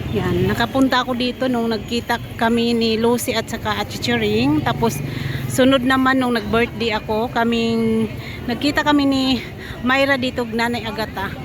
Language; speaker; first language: Filipino; non-native, local second language; Cebuano